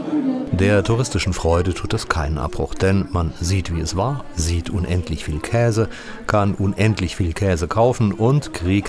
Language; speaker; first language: German; native; German